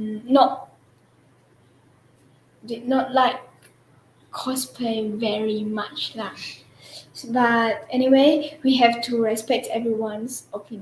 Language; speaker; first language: English; non-native, local second language; Chinese